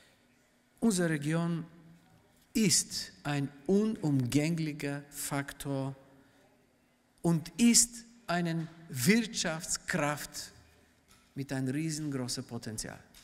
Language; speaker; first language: German; non-native, fluent; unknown